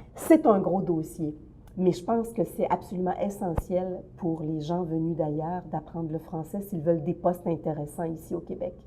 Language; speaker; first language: French; native; French